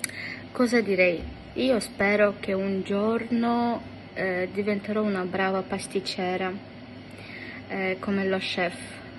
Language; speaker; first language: Italian; non-native, fluent; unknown